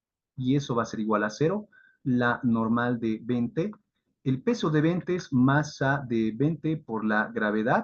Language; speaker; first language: Spanish; native; Spanish